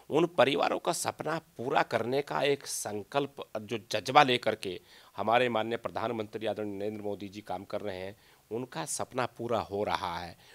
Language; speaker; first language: Hindi; native; Hindi